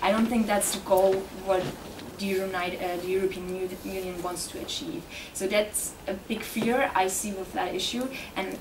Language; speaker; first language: English; non-native, fluent; German